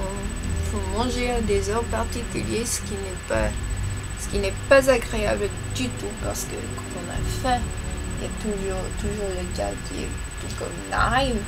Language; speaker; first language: French; non-native, learner; English